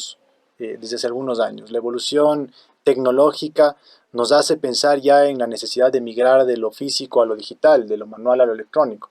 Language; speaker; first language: Spanish; native; Spanish